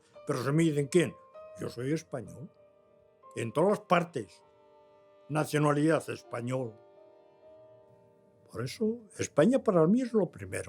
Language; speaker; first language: Spanish; early bilingual, other home language; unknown